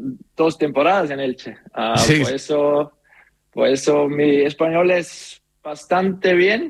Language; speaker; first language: Spanish; non-native, learner; German